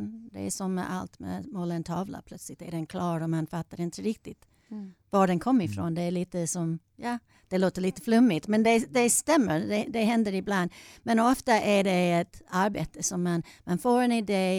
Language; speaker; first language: Swedish; non-native, fluent; English